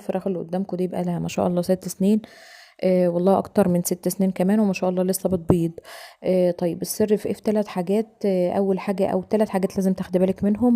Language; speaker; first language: Arabic; native; Arabic